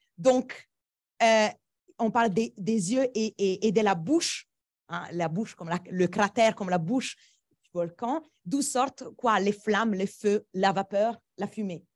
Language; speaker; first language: French; non-native, fluent; Italian